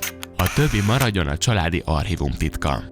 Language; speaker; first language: Hungarian; native; Hungarian